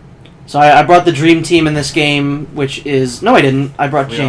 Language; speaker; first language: English; native; English